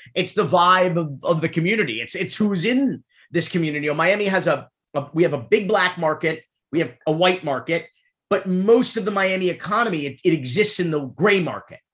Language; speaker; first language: English; native; English